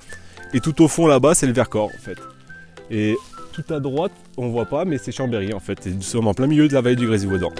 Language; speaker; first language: French; native; French